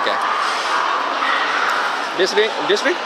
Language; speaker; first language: English; non-native, learner; Japanese